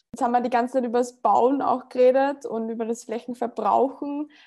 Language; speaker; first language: German; native; German